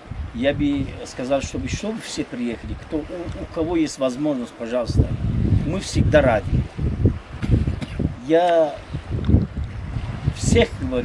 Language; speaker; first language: Russian; non-native, local second language; Tajik